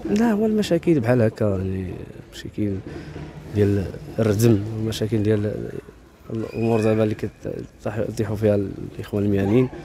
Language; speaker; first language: Arabic; native; Arabic